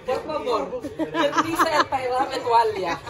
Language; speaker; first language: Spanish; non-native, learner; Filipino